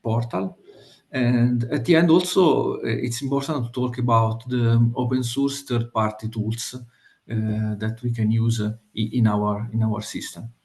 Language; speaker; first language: English; non-native, fluent; Italian